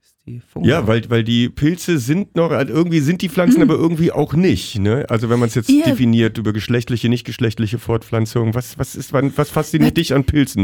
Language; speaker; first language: German; native; German